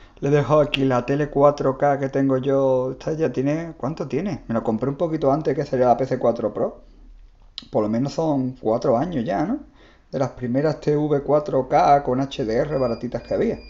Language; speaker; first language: Spanish; native; Spanish